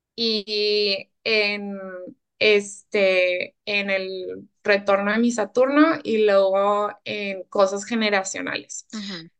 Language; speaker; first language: Spanish; early bilingual, heritage; Spanish